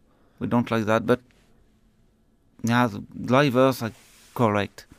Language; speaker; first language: English; non-native, learner; French